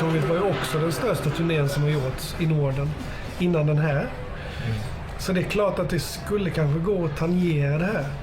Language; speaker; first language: Swedish; native; Swedish